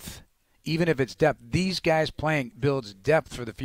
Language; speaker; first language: English; native; English